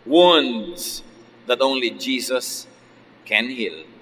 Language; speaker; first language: English; non-native, local second language; Filipino